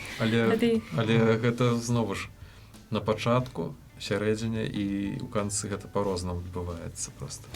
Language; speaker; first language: Belarusian; native; Belarusian